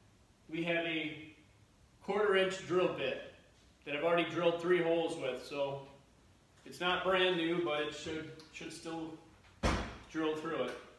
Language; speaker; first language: English; native; English